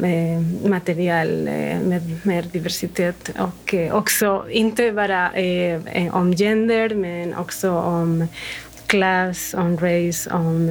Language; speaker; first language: Swedish; non-native, fluent; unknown